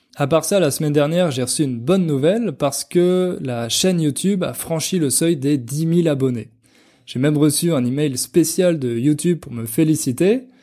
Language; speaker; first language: French; native; French